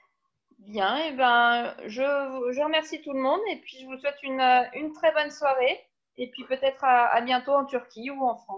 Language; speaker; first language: French; native; French